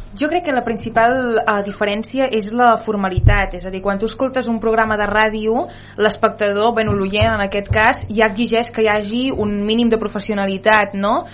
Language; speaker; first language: Catalan; native; Catalan